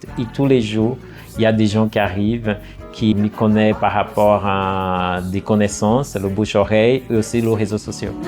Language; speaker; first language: French; non-native, fluent; Portuguese